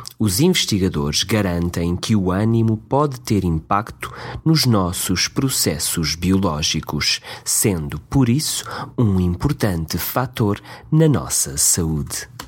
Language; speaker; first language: Portuguese; native; Portuguese